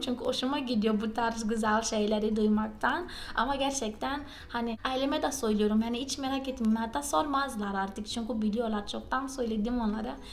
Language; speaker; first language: Turkish; non-native, fluent; Portuguese